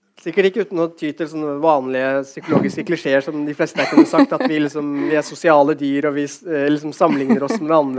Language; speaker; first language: Norwegian; native; Norwegian